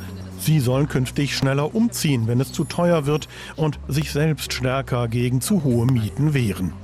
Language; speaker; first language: German; native; German